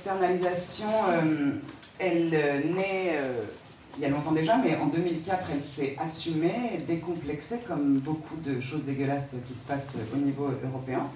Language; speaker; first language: French; native; French